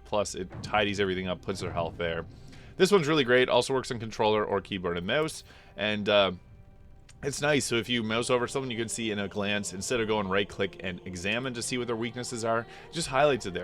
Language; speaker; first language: English; native; English